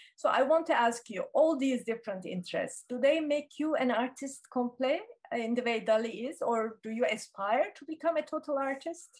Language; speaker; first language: English; non-native, fluent; Turkish